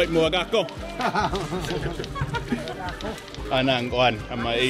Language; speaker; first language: Cebuano; non-native, learner; English